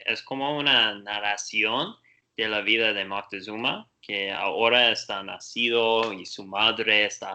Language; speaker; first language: Spanish; non-native, learner; Portuguese